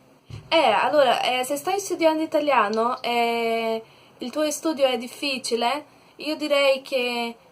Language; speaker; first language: Italian; non-native, learner; Portuguese